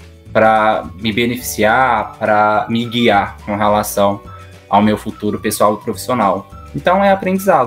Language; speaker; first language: Portuguese; native; Portuguese